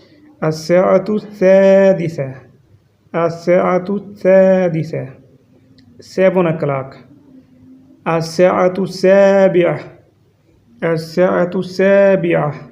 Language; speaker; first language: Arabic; non-native, fluent; Urdu